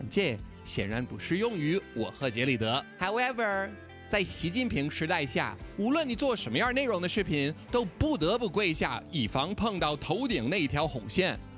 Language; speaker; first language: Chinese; non-native, fluent; English